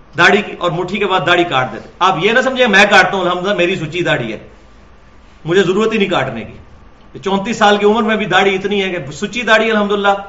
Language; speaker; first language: Urdu; non-native, local second language; Punjabi